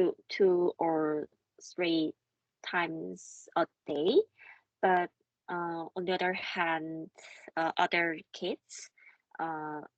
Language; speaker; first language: English; non-native, learner; Korean